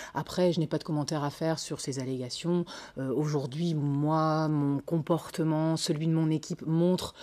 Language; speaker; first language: French; native; French